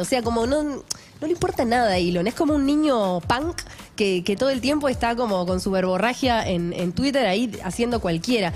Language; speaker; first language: Spanish; native; Spanish